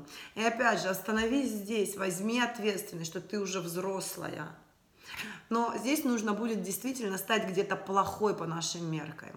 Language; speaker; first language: Russian; native; Russian